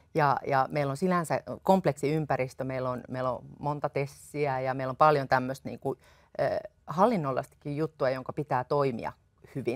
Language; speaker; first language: Finnish; native; Finnish